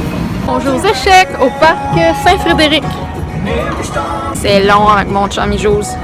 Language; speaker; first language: French; native; French